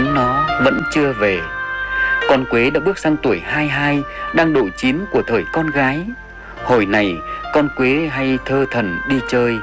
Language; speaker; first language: Vietnamese; native; Vietnamese